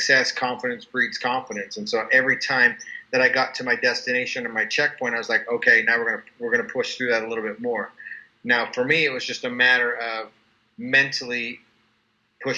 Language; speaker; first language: English; native; English